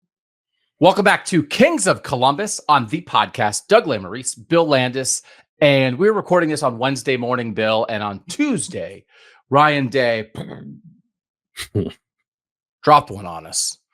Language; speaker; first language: English; native; English